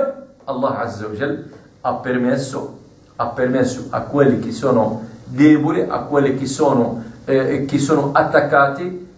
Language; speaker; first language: Italian; non-native, fluent; Arabic